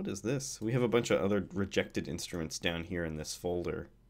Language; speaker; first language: English; native; English